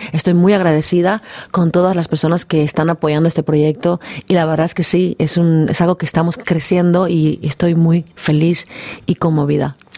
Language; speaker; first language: Spanish; native; Spanish